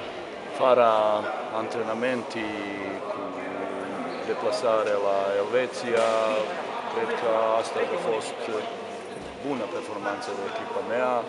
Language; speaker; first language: Romanian; non-native, learner; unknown